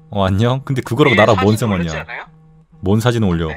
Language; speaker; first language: Korean; native; Korean